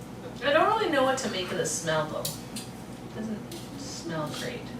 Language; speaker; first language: English; native; English